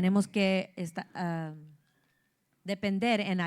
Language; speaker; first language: Spanish; early bilingual, heritage; English